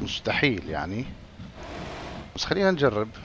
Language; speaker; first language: Arabic; native; Arabic